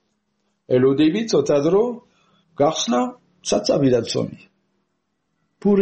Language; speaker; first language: Georgian; non-native, learner; French